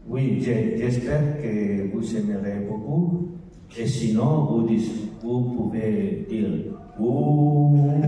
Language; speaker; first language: French; non-native, learner; Spanish